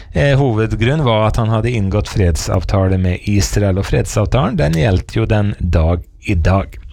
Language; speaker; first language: Norwegian; native; Norwegian